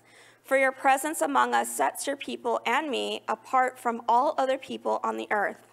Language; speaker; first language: English; native; English